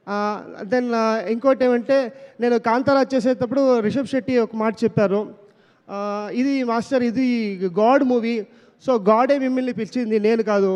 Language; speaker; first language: Telugu; non-native, learner; Kannada